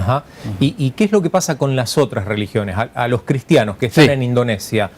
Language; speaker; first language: Spanish; native; Spanish